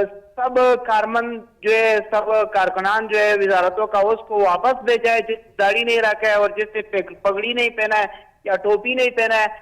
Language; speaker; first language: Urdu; non-native, learner; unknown